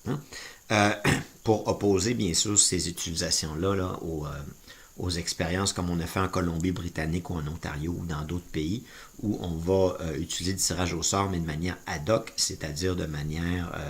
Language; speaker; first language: French; native; French